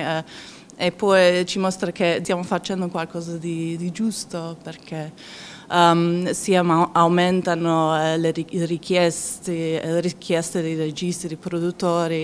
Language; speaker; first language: Italian; non-native, fluent; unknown